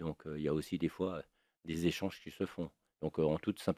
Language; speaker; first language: French; native; French